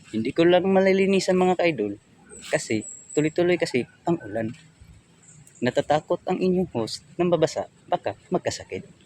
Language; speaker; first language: Filipino; non-native, local second language; Cebuano